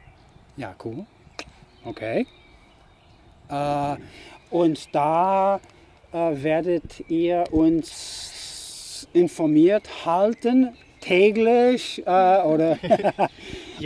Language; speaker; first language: German; non-native, fluent; English